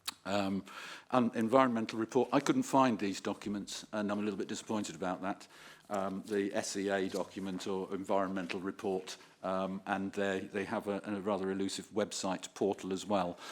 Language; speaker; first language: English; native; English